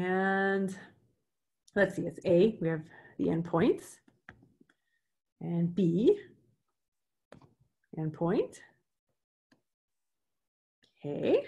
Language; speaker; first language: English; native; English